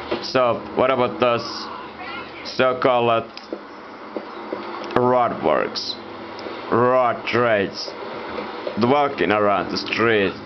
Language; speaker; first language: English; non-native, fluent; Italian